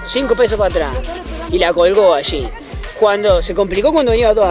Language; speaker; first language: Spanish; native; Spanish